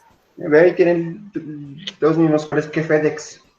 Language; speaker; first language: Spanish; native; Spanish